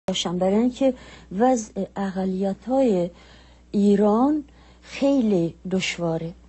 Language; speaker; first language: Persian; non-native, fluent; Czech